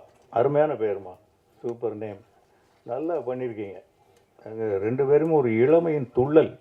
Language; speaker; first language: Tamil; native; Tamil